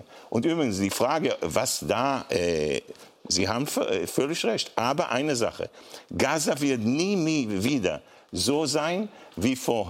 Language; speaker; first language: German; non-native, fluent; Hebrew